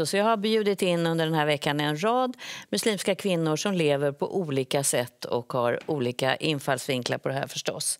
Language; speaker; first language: Swedish; native; Swedish